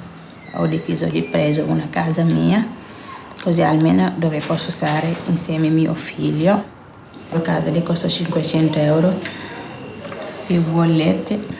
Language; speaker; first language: Italian; non-native, learner; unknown